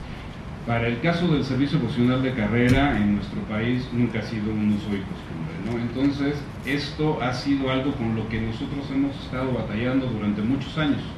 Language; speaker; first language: Spanish; native; Spanish